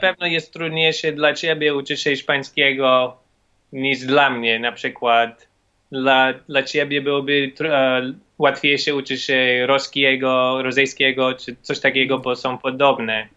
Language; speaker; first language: Polish; non-native, learner; English